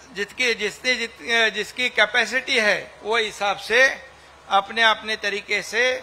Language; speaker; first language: Hindi; non-native, local second language; Marathi